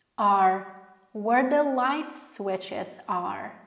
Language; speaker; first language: English; non-native, fluent; Polish